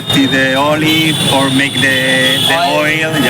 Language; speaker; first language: English; non-native, learner; Spanish